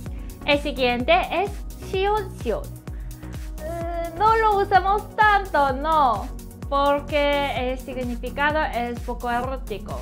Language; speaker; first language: Spanish; non-native, learner; Korean